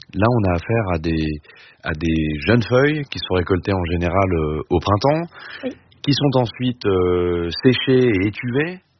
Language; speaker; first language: French; native; French